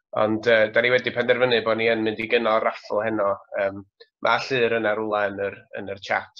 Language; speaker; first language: Welsh; native; Welsh